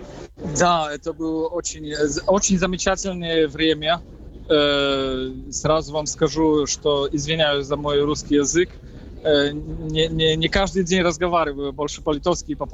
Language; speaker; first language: Russian; non-native, fluent; Polish